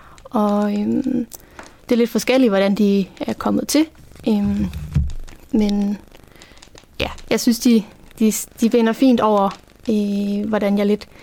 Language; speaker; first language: Danish; native; Danish